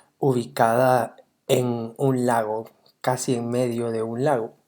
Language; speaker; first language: Spanish; native; Spanish